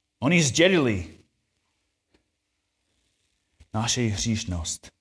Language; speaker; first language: Czech; non-native, fluent; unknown